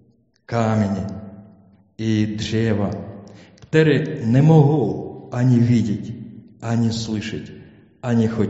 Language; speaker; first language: Czech; non-native, learner; Ukrainian